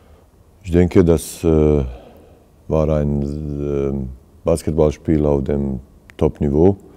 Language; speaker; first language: German; non-native, fluent; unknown